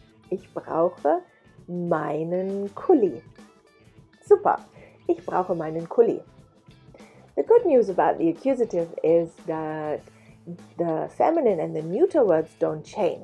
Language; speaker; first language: English; native; English